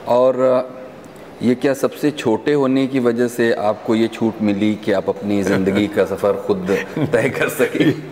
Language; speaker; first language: Hindi; native; Hindi